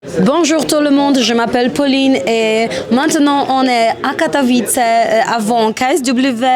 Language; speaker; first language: French; non-native, learner; Polish